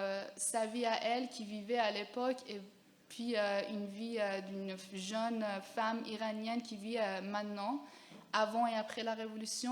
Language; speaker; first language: French; non-native, fluent; Persian